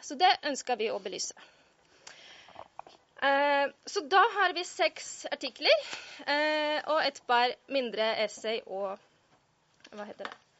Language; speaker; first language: Norwegian; non-native, fluent; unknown